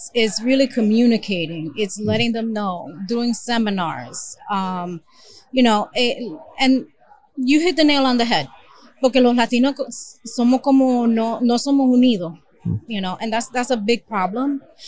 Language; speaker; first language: English; early bilingual, other home language; Spanish